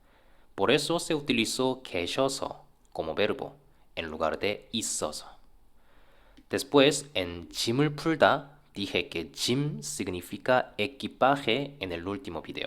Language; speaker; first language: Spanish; non-native, fluent; Korean